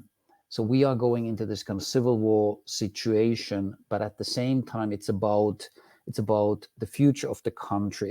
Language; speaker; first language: English; non-native, fluent; Finnish